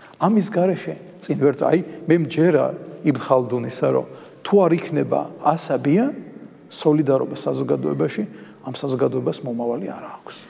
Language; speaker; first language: Georgian; native; Georgian